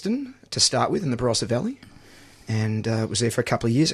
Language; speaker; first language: English; native; English